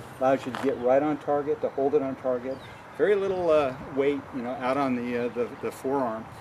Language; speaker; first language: English; native; English